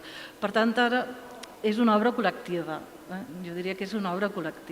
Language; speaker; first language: Catalan; native; Catalan